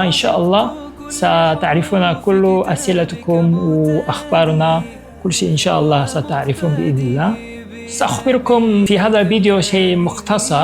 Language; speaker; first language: Arabic; non-native, fluent; Korean